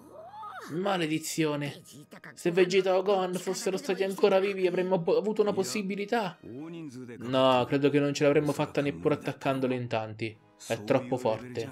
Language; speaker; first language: Italian; native; Italian